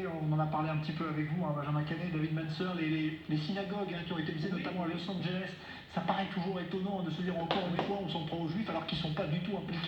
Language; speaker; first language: French; native; French